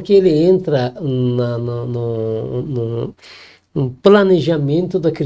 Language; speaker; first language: Portuguese; non-native, learner; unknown